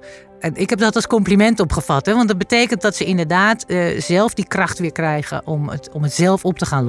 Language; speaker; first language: Dutch; native; Dutch